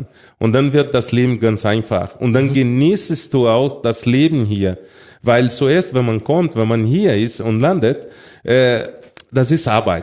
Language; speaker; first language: German; non-native, fluent; Portuguese